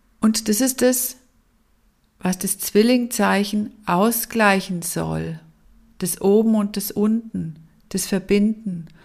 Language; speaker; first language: German; native; German